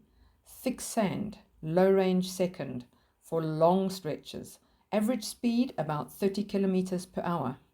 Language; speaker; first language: English; native; English